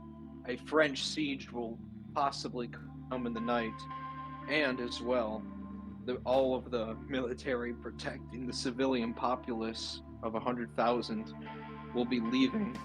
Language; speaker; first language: English; native; English